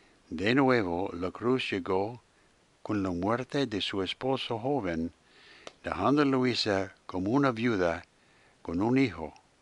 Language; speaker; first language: Spanish; non-native, fluent; English